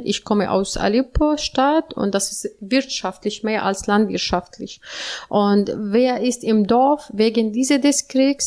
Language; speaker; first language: German; non-native, learner; Arabic